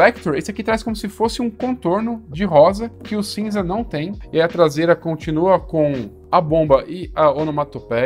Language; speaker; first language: Portuguese; native; Portuguese